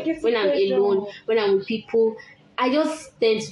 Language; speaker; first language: English; non-native, local second language; Yoruba